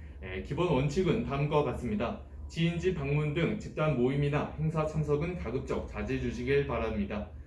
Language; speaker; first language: Korean; native; Korean